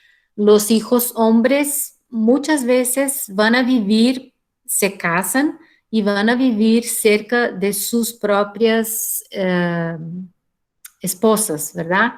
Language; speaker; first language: Spanish; non-native, fluent; Portuguese